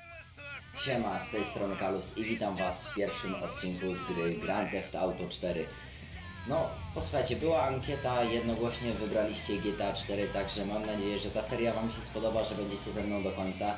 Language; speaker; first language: Polish; native; Polish